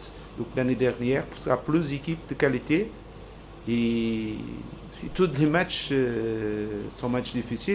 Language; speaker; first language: French; non-native, learner; Portuguese